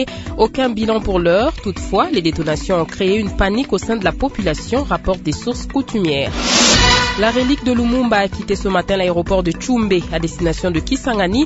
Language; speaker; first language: French; non-native, local second language; Lingala